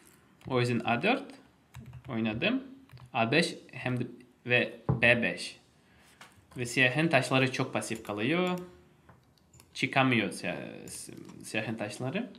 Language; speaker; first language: Turkish; non-native, fluent; Russian